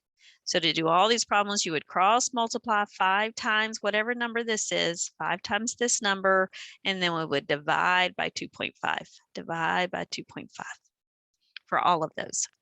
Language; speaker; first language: English; native; English